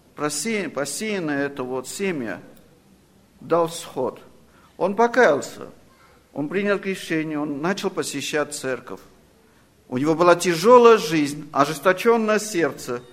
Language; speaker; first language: Russian; non-native, fluent; Armenian